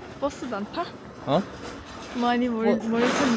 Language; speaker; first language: Korean; non-native, fluent; Turkish